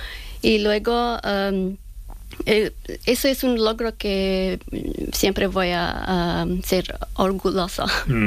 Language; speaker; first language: Spanish; non-native, fluent; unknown